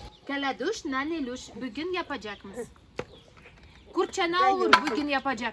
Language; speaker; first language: Turkish; non-native, learner; Russian